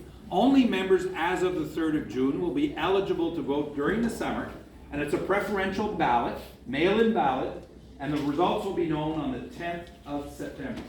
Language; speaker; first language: English; non-native, local second language; French